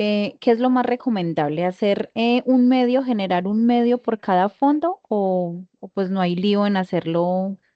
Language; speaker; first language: Spanish; native; Spanish